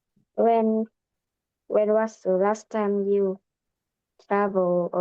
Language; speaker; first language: English; non-native, learner; Vietnamese